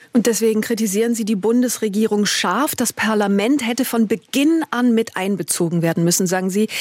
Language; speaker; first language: German; native; German